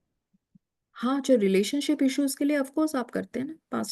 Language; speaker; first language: Hindi; native; Hindi